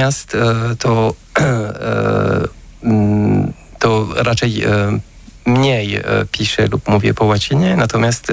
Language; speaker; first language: Polish; non-native, fluent; French